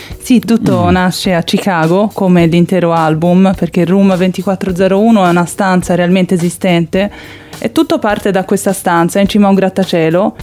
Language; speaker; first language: Italian; native; Italian